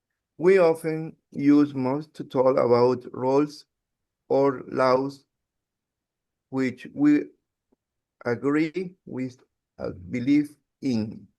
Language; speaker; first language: English; non-native, learner; Spanish